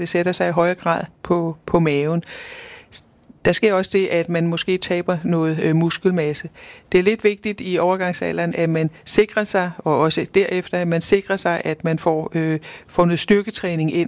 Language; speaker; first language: Danish; native; Danish